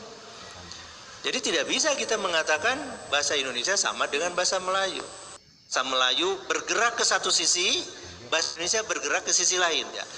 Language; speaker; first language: Indonesian; native; Indonesian